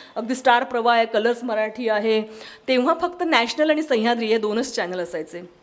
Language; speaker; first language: Marathi; non-native, local second language; Kannada